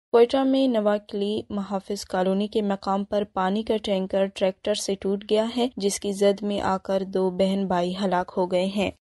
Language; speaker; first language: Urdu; non-native, local second language; Baluchi